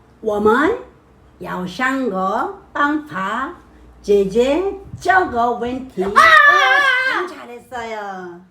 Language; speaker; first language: Chinese; non-native, learner; Korean